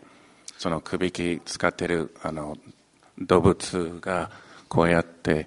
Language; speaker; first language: Japanese; non-native, fluent; English